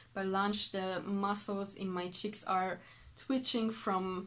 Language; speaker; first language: English; non-native, fluent; Persian